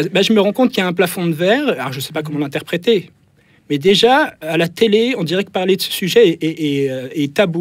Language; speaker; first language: French; native; French